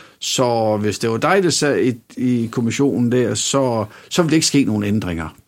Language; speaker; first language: Danish; native; Danish